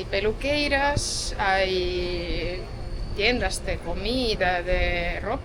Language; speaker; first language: Spanish; non-native, fluent; Estonian